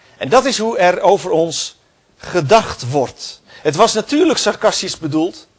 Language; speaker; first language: Dutch; native; Dutch